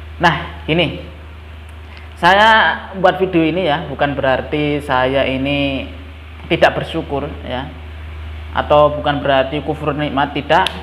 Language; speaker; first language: Indonesian; non-native, local second language; Javanese